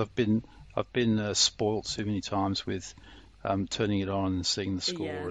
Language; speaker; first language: English; native; English